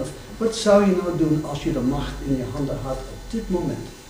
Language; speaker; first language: Dutch; non-native, fluent; English